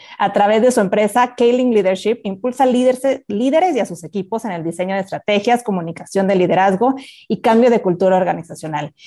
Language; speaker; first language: Spanish; native; Spanish